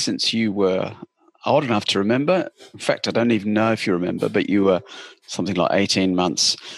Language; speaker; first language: English; native; English